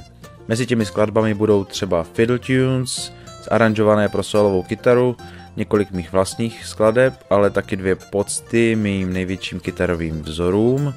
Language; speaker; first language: Czech; native; Czech